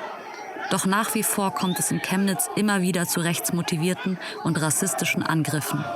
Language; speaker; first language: German; native; German